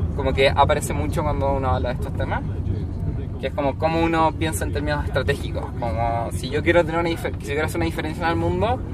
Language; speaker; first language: Spanish; native; Spanish